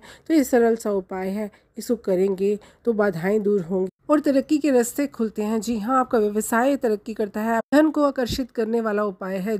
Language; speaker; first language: Hindi; native; Hindi